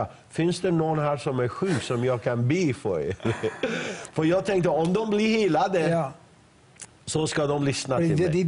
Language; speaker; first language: Swedish; non-native, fluent; Persian